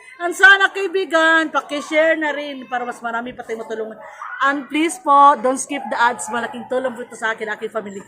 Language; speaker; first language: Filipino; non-native, local second language; Cebuano